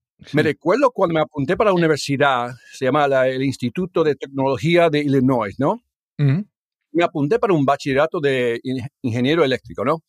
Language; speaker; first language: Spanish; early bilingual, heritage; Spanish